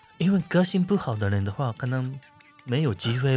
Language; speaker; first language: Chinese; non-native, learner; Japanese